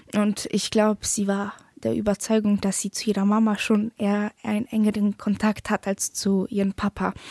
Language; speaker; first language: German; early bilingual, other home language; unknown